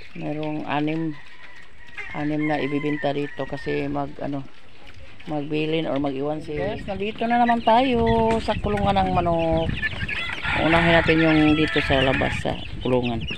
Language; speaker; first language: Filipino; non-native, local second language; Cebuano